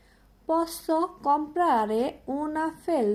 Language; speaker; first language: Italian; non-native, fluent; Bangla